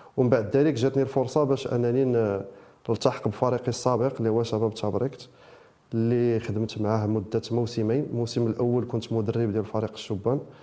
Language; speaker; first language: Arabic; native; Arabic